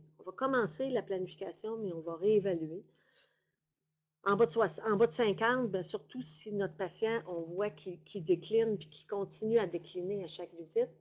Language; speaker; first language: French; native; French